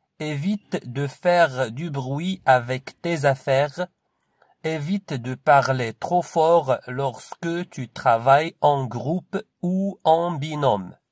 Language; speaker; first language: French; non-native, local second language; Arabic